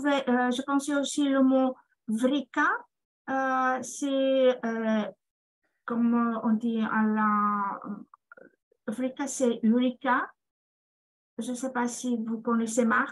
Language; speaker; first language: French; non-native, fluent; Greek